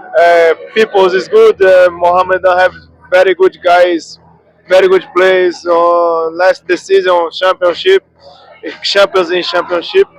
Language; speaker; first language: English; non-native, learner; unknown